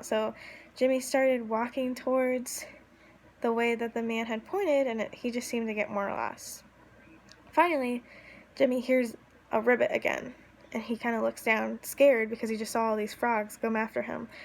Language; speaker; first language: English; native; English